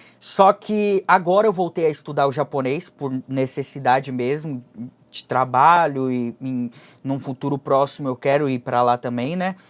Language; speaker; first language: Portuguese; early bilingual, other home language; Japanese